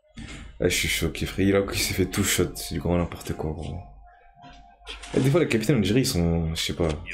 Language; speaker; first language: French; native; French